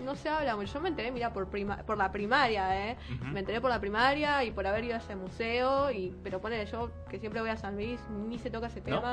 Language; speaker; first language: Spanish; native; Spanish